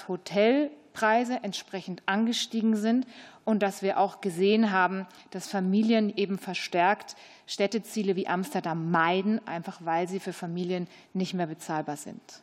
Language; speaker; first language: German; native; German